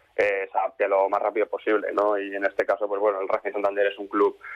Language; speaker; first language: Spanish; native; Spanish